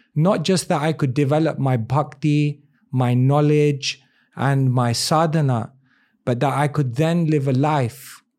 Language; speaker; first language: English; native; English